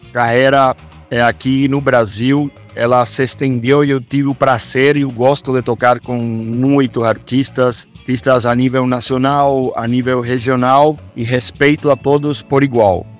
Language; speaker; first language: Portuguese; non-native, fluent; Spanish